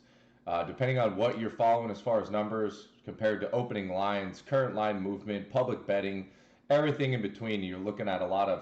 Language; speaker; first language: English; native; English